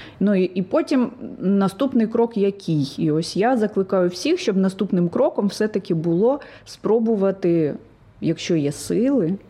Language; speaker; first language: Ukrainian; native; Ukrainian